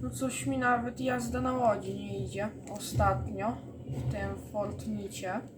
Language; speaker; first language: Polish; native; Polish